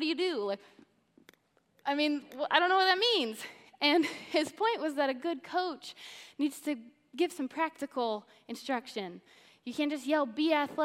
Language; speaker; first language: English; native; English